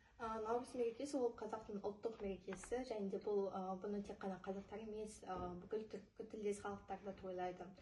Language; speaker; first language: Kazakh; non-native, local second language; Russian